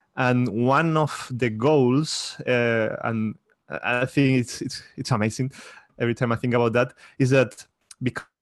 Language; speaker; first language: English; non-native, fluent; Spanish